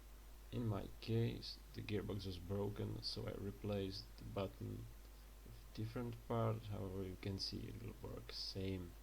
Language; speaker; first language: English; non-native, fluent; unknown